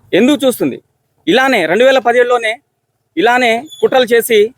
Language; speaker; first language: Telugu; non-native, local second language; Lambadi